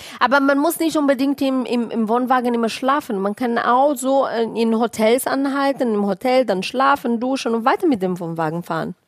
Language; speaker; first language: German; non-native, fluent; Portuguese